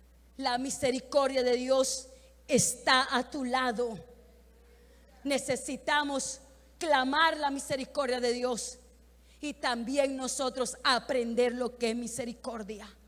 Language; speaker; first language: Spanish; native; Spanish